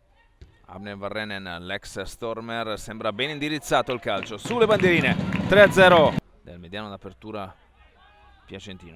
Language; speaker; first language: Italian; native; Italian